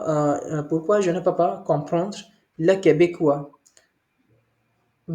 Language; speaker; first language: French; non-native, learner; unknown